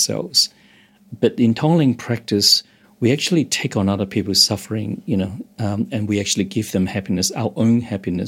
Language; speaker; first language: English; non-native, local second language; Cantonese